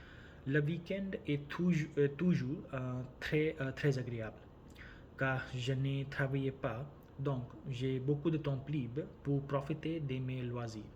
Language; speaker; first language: French; non-native, learner; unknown